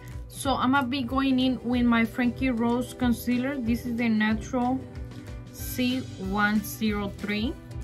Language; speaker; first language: English; early bilingual, other home language; Spanish